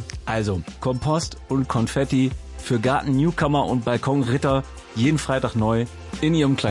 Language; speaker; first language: German; native; German